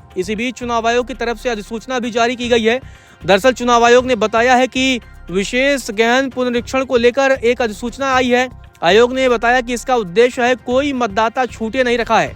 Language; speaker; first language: Hindi; native; Hindi